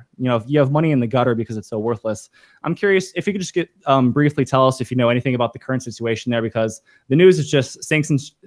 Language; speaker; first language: English; native; English